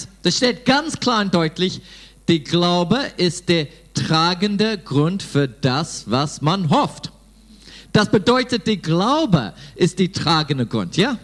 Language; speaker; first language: German; non-native, fluent; English